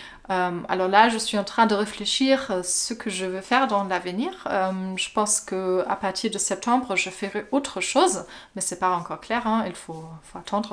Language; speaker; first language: French; non-native, fluent; German